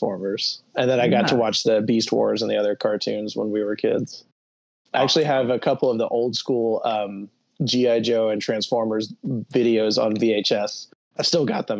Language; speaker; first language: English; native; English